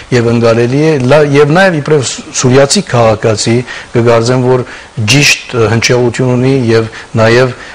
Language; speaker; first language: Armenian; early bilingual, heritage; Armenian